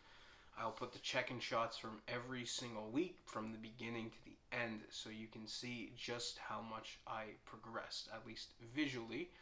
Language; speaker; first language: English; native; English